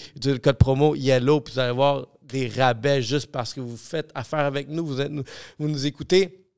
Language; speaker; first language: French; non-native, fluent; English